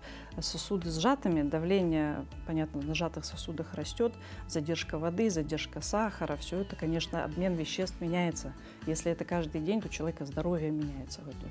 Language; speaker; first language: Russian; native; Russian